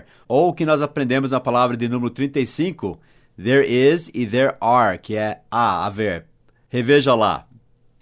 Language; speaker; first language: Portuguese; non-native, fluent; English